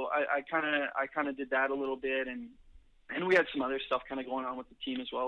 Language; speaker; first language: English; native; English